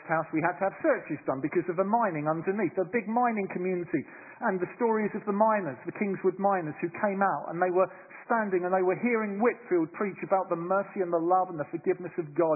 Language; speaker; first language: English; native; English